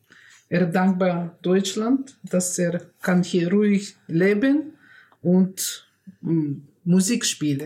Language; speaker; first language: German; non-native, learner; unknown